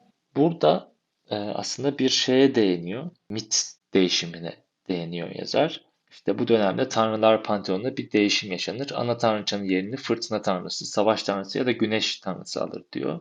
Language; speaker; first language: Turkish; native; Turkish